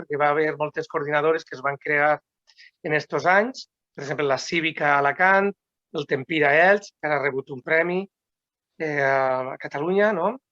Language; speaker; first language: Catalan; non-native, local second language; Spanish